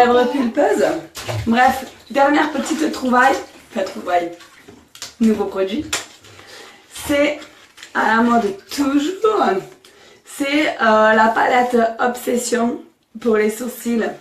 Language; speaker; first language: French; native; French